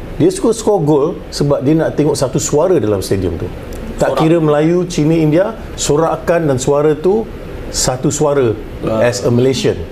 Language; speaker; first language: Malay; native; Malay